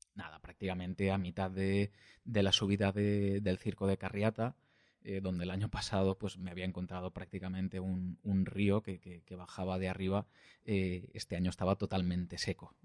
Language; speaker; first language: Spanish; non-native, local second language; Catalan